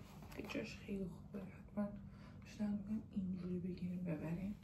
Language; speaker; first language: Persian; native; Persian